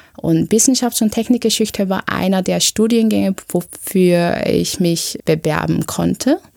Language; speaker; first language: German; non-native, fluent; Korean